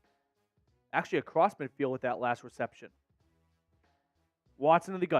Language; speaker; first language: English; native; English